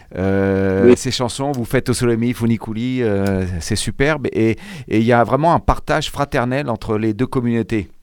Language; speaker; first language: French; native; French